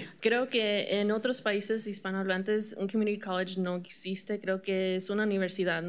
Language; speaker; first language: Spanish; early bilingual, heritage; Spanish